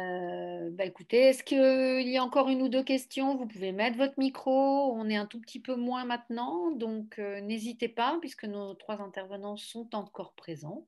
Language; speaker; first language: French; native; French